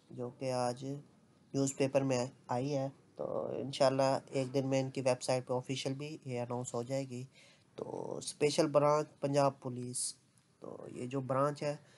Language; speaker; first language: Urdu; non-native, local second language; Punjabi